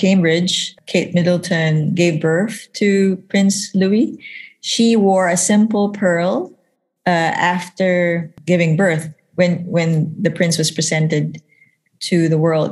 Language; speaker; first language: English; non-native, local second language; Filipino